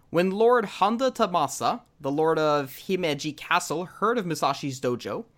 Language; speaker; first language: English; native; English